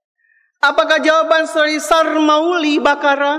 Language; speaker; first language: Indonesian; native; Indonesian